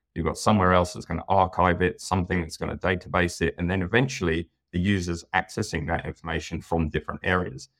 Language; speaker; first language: English; native; English